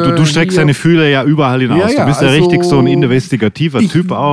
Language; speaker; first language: German; native; German